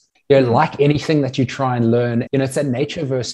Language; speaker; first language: English; native; English